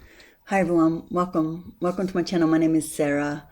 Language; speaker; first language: English; native; English